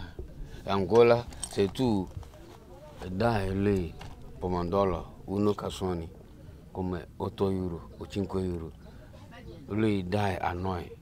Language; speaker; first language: Italian; non-native, learner; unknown